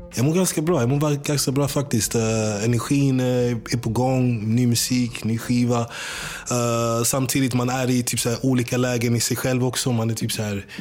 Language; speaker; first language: Swedish; early bilingual, other home language; English